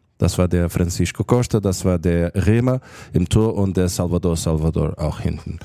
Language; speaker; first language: German; non-native, learner; Portuguese